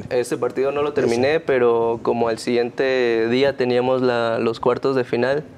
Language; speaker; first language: Spanish; native; Spanish